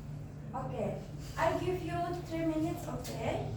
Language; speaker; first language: English; non-native, learner; Indonesian